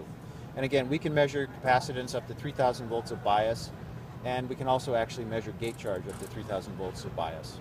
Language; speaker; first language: English; native; English